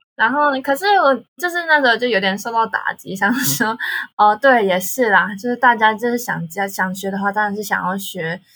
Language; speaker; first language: Chinese; native; Chinese